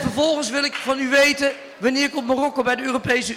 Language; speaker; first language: Dutch; native; Dutch